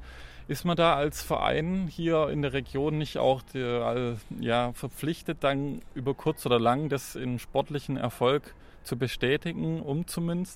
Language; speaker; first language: German; native; German